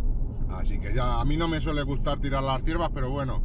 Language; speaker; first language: Spanish; native; Spanish